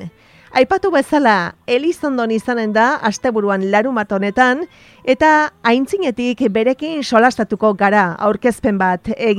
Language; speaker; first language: Basque; native; Basque